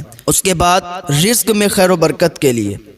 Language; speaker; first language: Urdu; native; Urdu